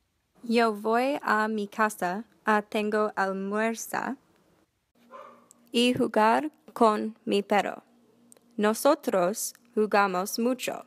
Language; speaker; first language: Spanish; non-native, learner; English